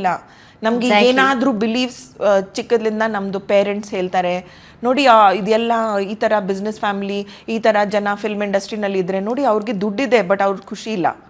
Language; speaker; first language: Kannada; non-native, local second language; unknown